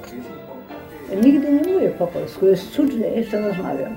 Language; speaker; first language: Polish; early bilingual, heritage; Polish